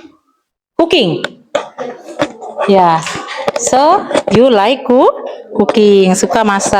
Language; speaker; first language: English; non-native, learner; Indonesian